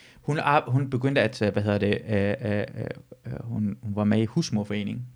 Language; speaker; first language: Danish; early bilingual, other home language; Persian